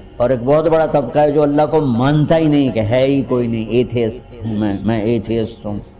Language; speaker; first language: Urdu; non-native, local second language; Punjabi